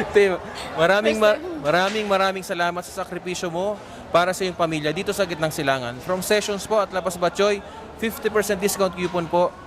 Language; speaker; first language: Filipino; native; Filipino